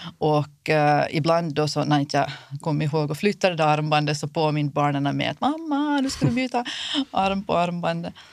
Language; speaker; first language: Swedish; native; Swedish